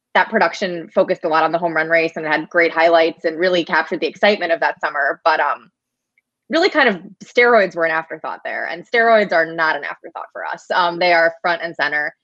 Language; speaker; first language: English; native; English